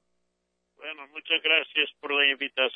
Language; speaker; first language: Spanish; non-native, fluent; English